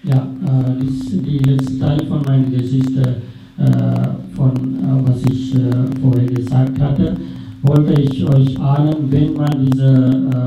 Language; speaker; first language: German; non-native, fluent; Sinhala